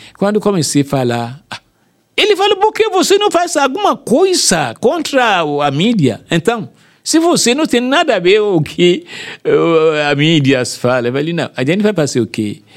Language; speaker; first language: Portuguese; non-native, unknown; Yoruba